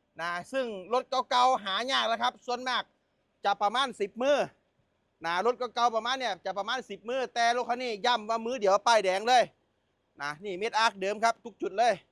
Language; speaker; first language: Thai; non-native, local second language; Northeastern Thai